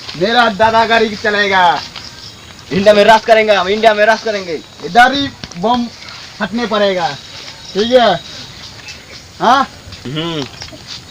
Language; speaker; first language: Hindi; non-native, local second language; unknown